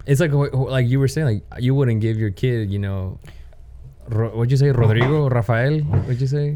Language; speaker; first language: English; native; English